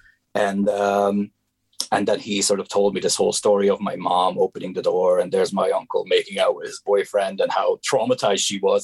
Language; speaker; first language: English; non-native, fluent; Hungarian